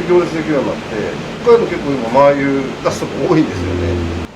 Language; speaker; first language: Japanese; native; Japanese